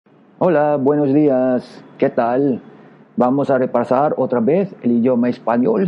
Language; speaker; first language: Spanish; non-native, learner; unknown